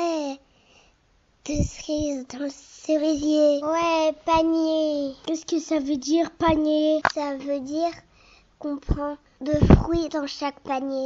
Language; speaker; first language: French; native; French